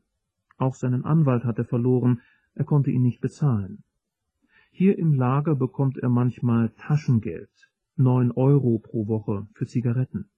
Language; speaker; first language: German; native; German